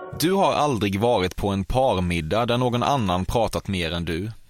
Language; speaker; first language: Swedish; native; Swedish